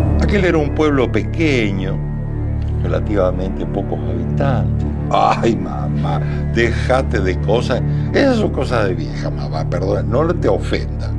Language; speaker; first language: Spanish; native; Spanish